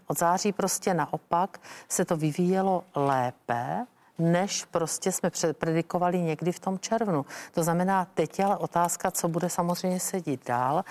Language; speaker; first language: Czech; native; Czech